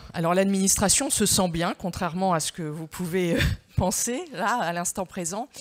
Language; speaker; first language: French; native; French